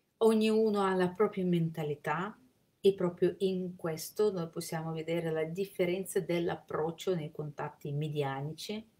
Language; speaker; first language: Italian; non-native, fluent; Russian